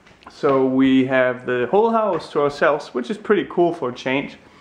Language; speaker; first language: English; non-native, fluent; German